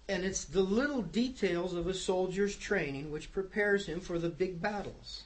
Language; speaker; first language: English; native; English